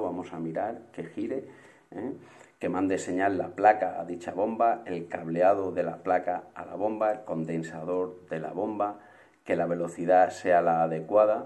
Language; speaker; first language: Spanish; native; Spanish